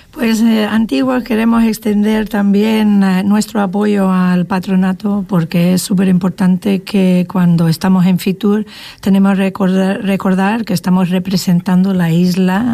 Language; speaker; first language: Spanish; non-native, fluent; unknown